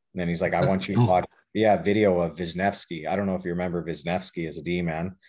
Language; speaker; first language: English; native; English